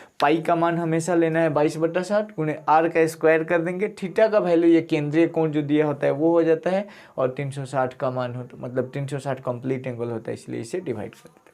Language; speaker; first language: Hindi; native; Hindi